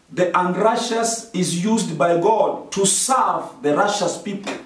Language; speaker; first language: English; non-native, local second language; Swahili